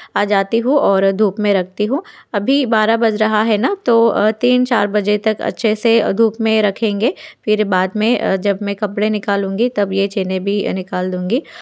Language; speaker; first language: Hindi; non-native, local second language; Telugu